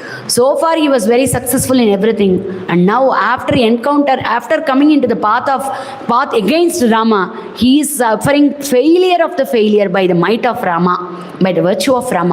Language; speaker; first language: English; non-native, local second language; Tamil